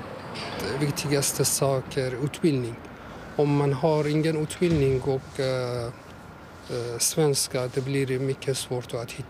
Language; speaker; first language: Swedish; non-native, learner; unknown